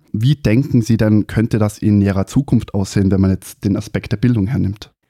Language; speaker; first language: German; native; German